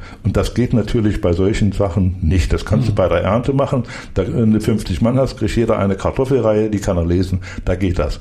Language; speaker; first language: German; native; German